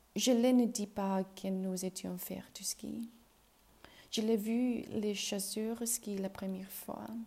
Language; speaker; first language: French; non-native, learner; Chinese